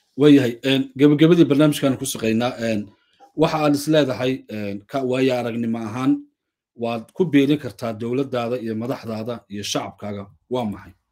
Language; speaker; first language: Somali; native; Somali